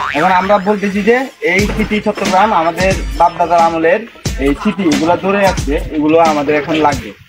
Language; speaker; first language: Bangla; non-native, local second language; Chakma